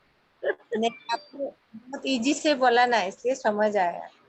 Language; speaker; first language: Hindi; non-native, local second language; Assamese